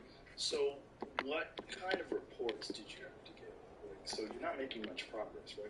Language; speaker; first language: English; native; English